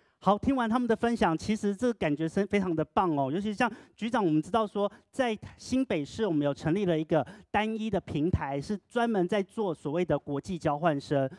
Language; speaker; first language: Chinese; native; Chinese